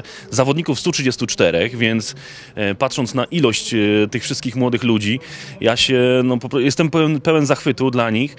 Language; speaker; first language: Polish; native; Polish